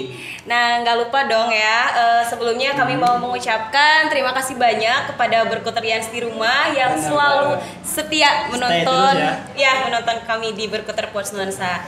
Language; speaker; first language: Indonesian; native; Indonesian